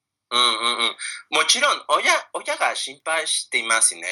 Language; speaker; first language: Japanese; non-native, fluent; Spanish